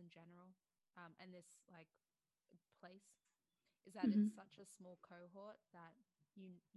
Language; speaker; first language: English; native; English